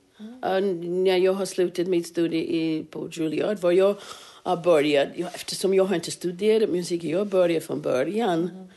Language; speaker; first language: Swedish; non-native, fluent; English